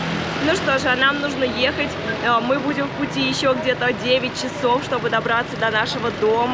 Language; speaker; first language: Russian; native; Russian